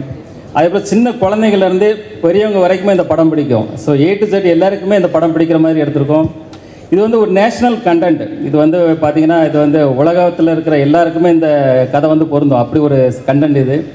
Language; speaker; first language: Tamil; native; Tamil